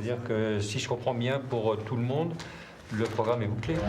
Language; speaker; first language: French; native; French